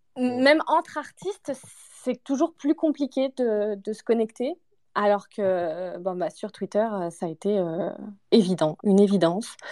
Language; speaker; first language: French; native; French